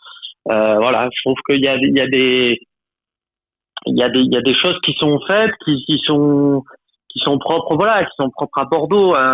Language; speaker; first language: French; native; French